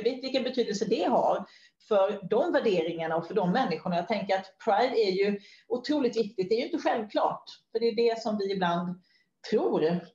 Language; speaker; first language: Swedish; native; Swedish